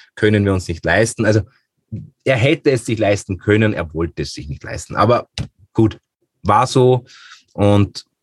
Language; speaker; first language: German; native; German